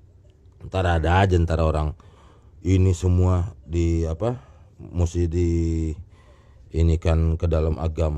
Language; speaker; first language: Indonesian; native; Indonesian